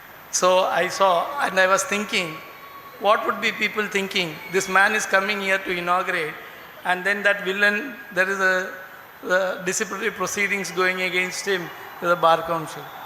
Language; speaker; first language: English; non-native, local second language; Malayalam